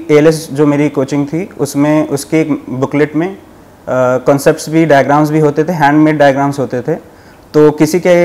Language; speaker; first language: Hindi; native; Hindi